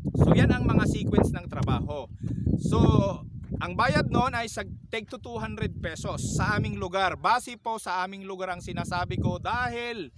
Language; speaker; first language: Filipino; non-native, local second language; Iloko